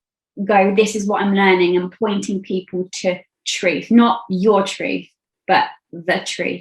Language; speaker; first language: English; native; English